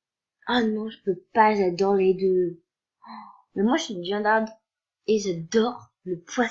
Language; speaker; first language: French; native; French